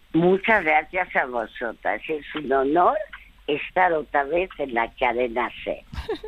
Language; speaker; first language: Spanish; early bilingual, other home language; French